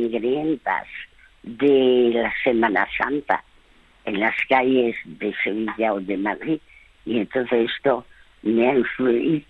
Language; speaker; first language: Spanish; early bilingual, other home language; French